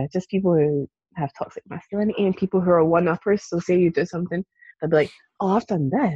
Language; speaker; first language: English; native; English